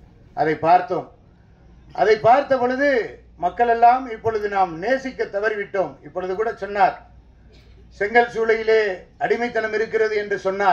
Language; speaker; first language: Tamil; native; Tamil